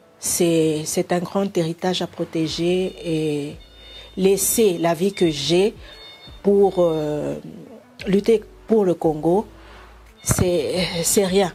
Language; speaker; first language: French; non-native, local second language; Bemba